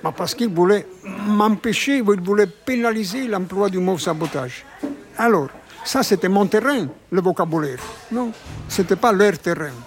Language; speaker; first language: French; non-native, fluent; Italian